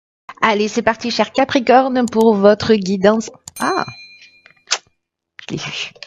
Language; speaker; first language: French; native; French